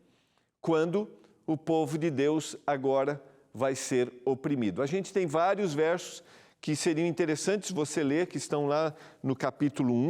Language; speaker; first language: Portuguese; native; Portuguese